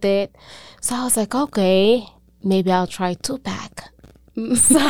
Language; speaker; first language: English; non-native, fluent; Mandingo